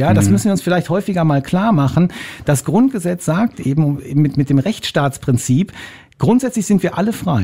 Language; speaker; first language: German; native; German